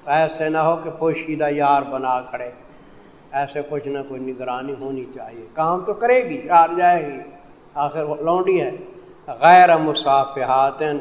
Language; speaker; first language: Urdu; native; Urdu